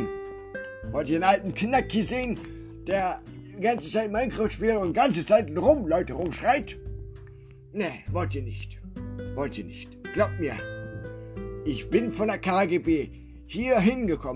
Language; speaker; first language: German; native; German